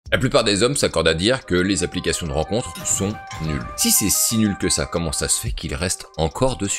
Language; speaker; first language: French; native; French